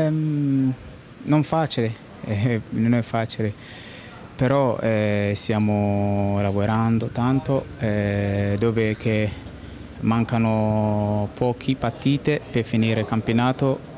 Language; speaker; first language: Italian; non-native, fluent; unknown